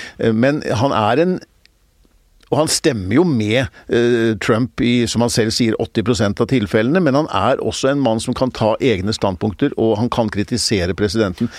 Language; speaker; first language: Norwegian; native; Norwegian